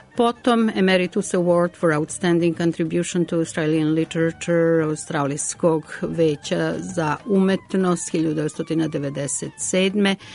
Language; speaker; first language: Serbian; native; Serbian